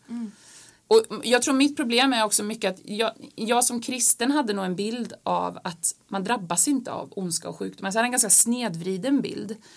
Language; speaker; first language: Swedish; native; Swedish